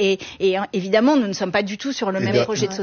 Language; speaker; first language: French; native; French